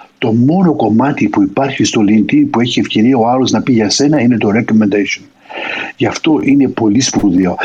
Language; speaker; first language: Greek; early bilingual, heritage; Greek